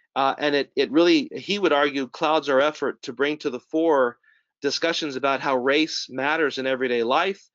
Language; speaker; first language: English; native; English